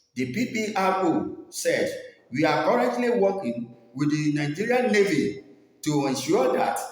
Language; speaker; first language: English; non-native, local second language; Yoruba